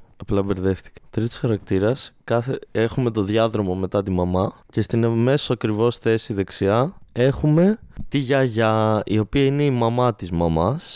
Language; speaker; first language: Greek; native; Greek